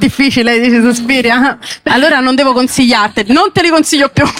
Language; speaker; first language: Italian; native; Italian